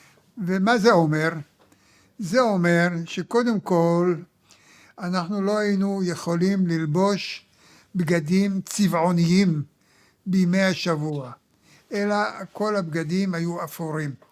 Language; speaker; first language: Hebrew; early bilingual, other home language; Arabic